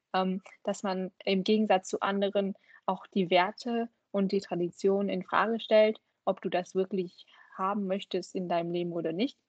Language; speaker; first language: German; early bilingual, other home language; Vietnamese